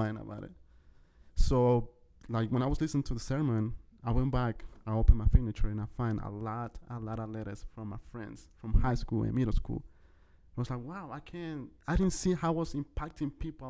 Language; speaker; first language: English; early bilingual, other home language; Spanish